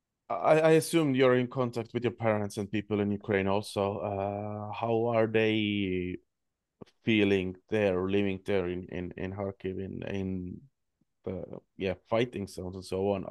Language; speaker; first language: English; non-native, fluent; Estonian